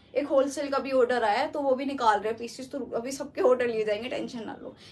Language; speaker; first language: Hindi; native; Hindi